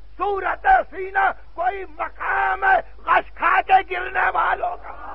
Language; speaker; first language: Urdu; native; Urdu